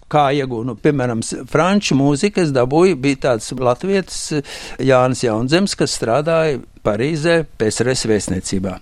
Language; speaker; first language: Latvian; native; Latvian